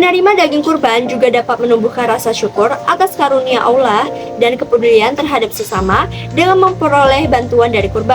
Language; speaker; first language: Indonesian; native; Indonesian